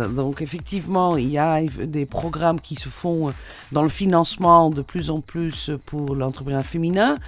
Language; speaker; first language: French; non-native, fluent; Dutch